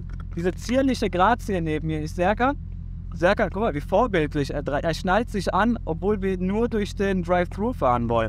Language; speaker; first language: German; native; German